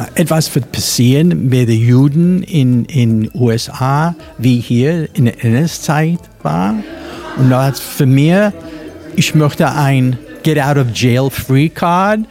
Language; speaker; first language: German; non-native, learner; English